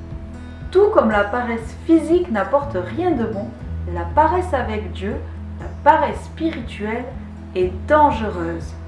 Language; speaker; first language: French; native; French